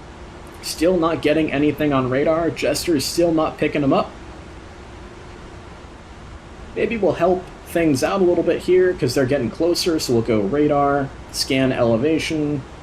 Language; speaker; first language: English; native; English